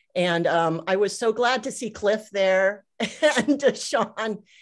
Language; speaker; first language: English; native; English